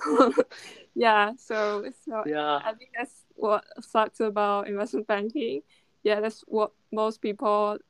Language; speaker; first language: English; non-native, fluent; Chinese